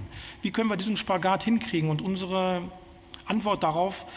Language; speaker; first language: German; native; German